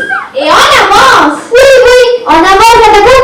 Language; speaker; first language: French; non-native, learner; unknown